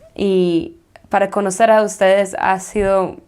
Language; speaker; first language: Spanish; early bilingual, other home language; English